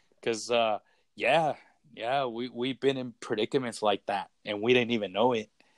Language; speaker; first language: English; early bilingual, other home language; Spanish